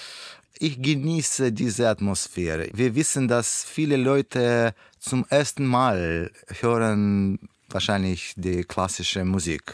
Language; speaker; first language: German; non-native, learner; Russian